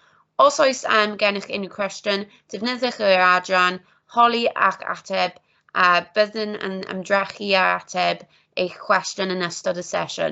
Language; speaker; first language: Welsh; non-native, local second language; English